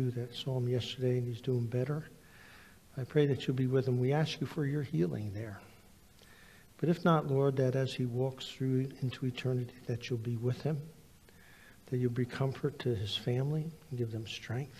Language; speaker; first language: English; native; English